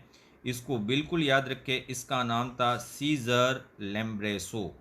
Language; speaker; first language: Hindi; native; Hindi